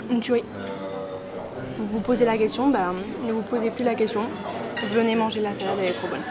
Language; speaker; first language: French; native; French